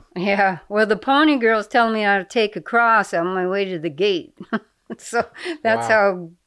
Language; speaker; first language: English; native; English